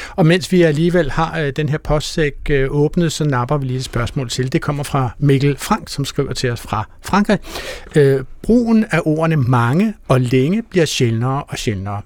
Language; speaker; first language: Danish; native; Danish